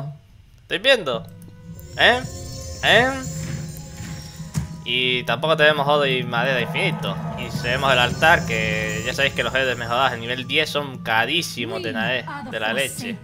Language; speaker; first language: Spanish; native; Spanish